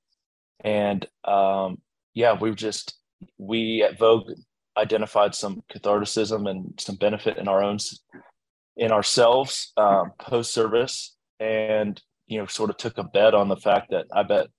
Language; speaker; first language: English; native; English